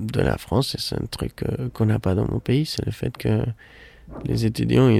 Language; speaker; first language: French; non-native, fluent; Spanish